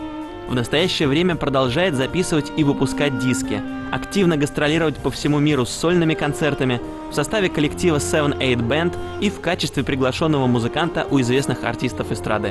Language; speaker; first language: Russian; native; Russian